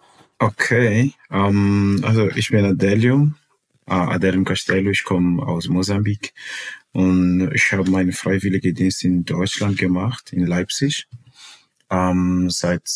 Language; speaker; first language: German; non-native, fluent; Portuguese